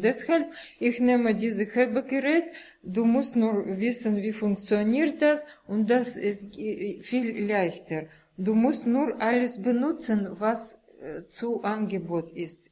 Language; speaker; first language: German; non-native, learner; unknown